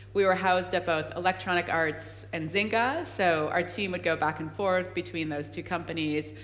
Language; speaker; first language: English; native; English